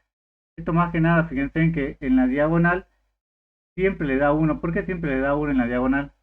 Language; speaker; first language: Spanish; native; Spanish